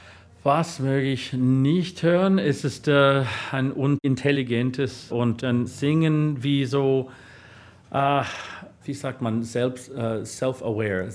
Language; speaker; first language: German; non-native, fluent; English